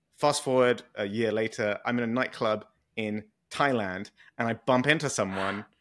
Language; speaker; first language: English; native; English